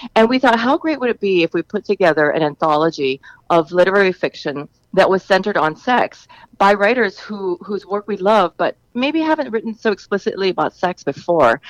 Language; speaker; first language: English; native; English